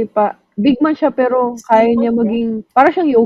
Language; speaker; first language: Filipino; native; Filipino